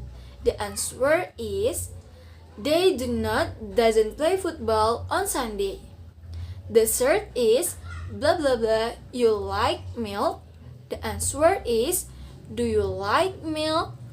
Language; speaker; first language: English; non-native, learner; Indonesian